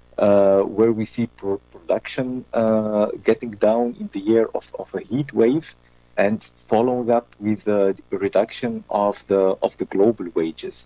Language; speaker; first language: English; non-native, fluent; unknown